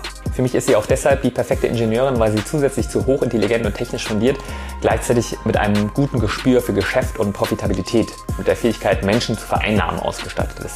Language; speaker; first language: German; native; German